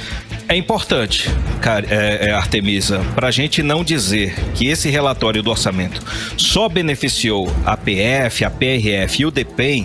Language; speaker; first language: Portuguese; native; Portuguese